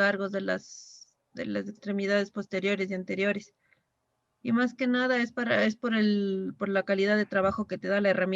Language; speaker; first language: Spanish; native; Spanish